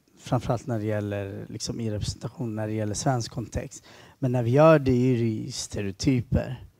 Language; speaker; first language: Swedish; early bilingual, other home language; Tigrinya